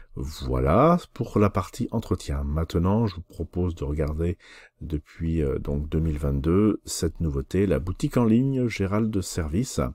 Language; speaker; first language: French; native; French